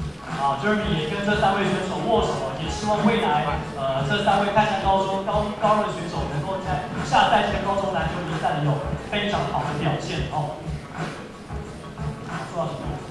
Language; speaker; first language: Chinese; native; Chinese